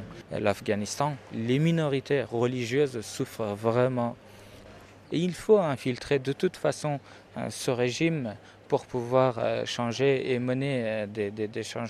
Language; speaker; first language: French; non-native, fluent; Persian